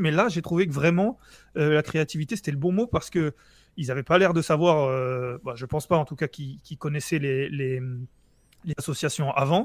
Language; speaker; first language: French; native; French